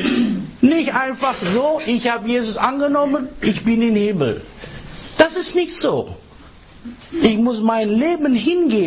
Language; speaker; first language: German; non-native, fluent; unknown